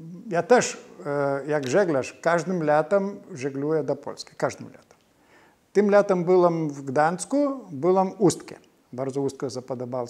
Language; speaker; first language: Polish; non-native, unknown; Lithuanian